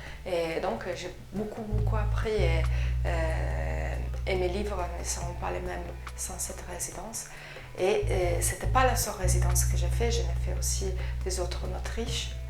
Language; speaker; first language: French; non-native, fluent; Italian